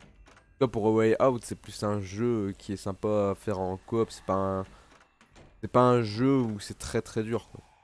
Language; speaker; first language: French; native; French